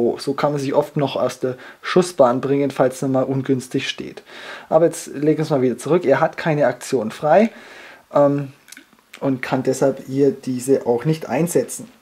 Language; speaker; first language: German; native; German